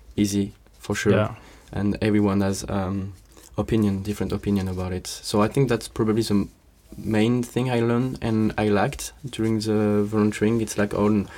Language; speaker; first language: English; non-native, fluent; French